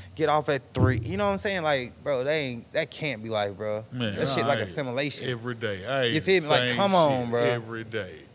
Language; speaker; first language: English; native; English